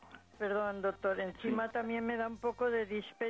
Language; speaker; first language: Spanish; native; Spanish